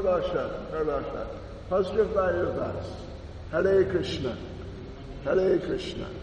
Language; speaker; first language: Russian; non-native, learner; English